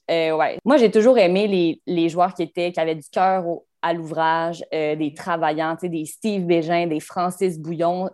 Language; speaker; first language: French; native; French